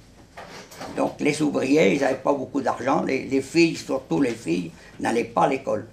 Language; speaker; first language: French; early bilingual, other home language; Spanish